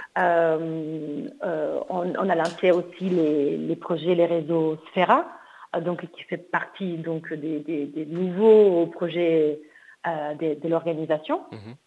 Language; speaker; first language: French; non-native, fluent; Italian